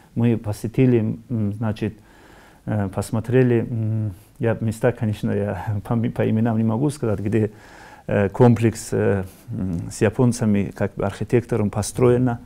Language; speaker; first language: Russian; non-native, local second language; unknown